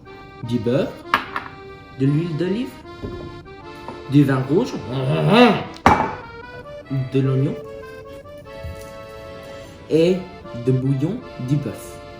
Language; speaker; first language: French; non-native, learner; English